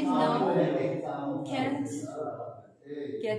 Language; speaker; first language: English; non-native, learner; Armenian